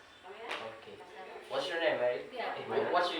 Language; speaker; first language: English; non-native, learner; Indonesian